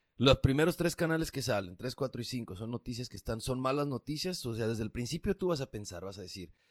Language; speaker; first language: Spanish; native; Spanish